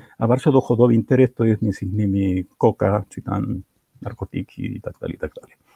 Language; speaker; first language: Polish; non-native, fluent; Spanish